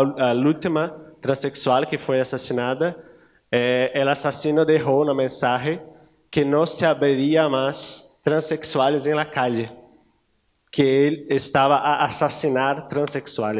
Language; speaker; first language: Spanish; non-native, learner; Portuguese